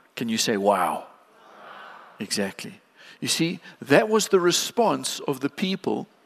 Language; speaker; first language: English; native; English